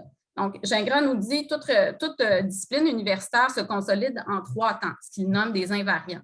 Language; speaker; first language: French; native; French